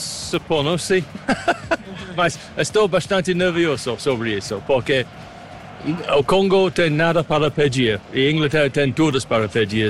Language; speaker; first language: Portuguese; non-native, learner; English